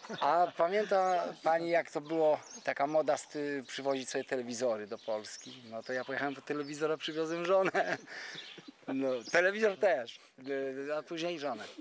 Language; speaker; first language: Polish; native; Polish